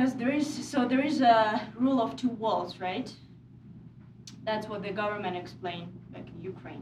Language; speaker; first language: English; non-native, fluent; Ukrainian